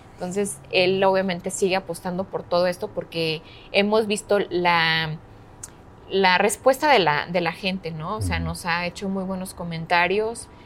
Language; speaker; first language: Spanish; native; Spanish